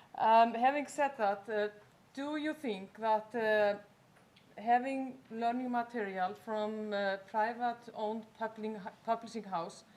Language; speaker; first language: English; non-native, fluent; Icelandic